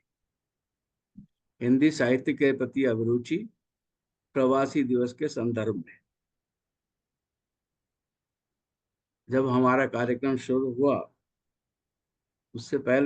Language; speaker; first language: Hindi; native; Hindi